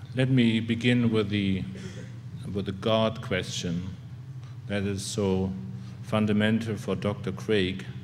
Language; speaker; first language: English; non-native, fluent; German